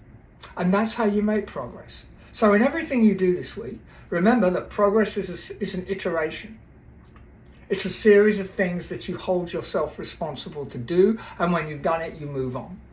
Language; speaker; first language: English; native; English